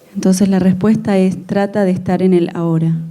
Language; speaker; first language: Spanish; native; Spanish